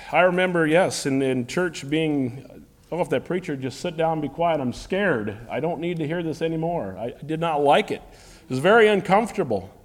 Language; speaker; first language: English; native; English